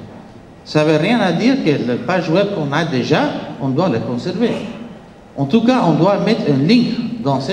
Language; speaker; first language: French; non-native, fluent; Spanish